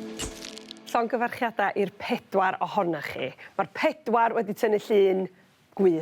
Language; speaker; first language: Welsh; native; Welsh